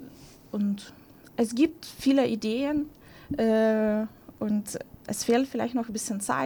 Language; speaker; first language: German; non-native, fluent; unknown